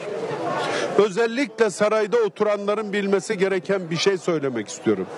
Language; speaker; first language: Turkish; native; Turkish